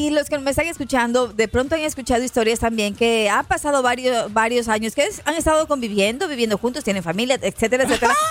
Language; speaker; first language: Spanish; native; Spanish